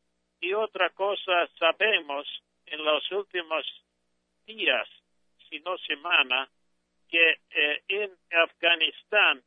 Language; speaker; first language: Spanish; non-native, fluent; English